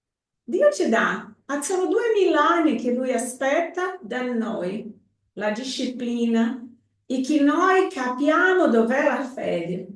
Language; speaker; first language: Italian; non-native, fluent; Portuguese